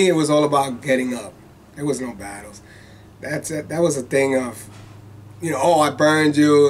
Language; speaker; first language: English; native; English